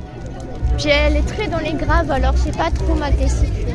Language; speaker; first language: French; native; French